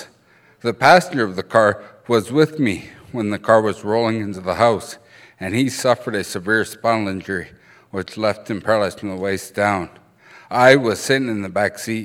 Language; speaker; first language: English; early bilingual, other home language; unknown